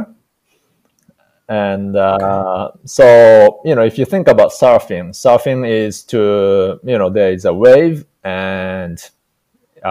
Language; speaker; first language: English; non-native, fluent; Japanese